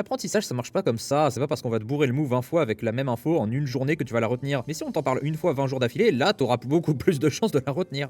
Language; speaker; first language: French; native; French